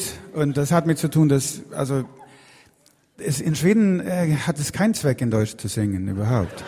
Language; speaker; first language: German; non-native, fluent; Swedish